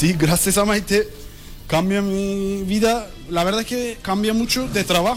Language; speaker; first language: Spanish; non-native, learner; Turkish